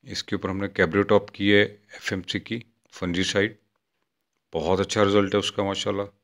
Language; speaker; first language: Urdu; non-native, local second language; Punjabi